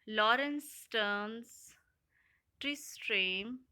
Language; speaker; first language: English; non-native, local second language; Urdu